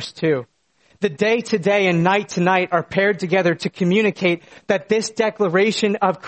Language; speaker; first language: English; native; English